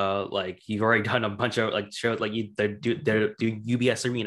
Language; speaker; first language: English; native; English